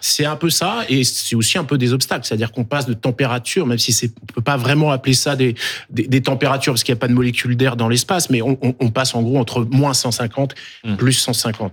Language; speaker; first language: French; native; French